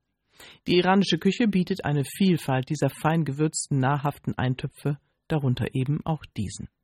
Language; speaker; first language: German; native; German